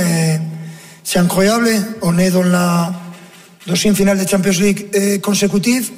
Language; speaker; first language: French; non-native, fluent; Portuguese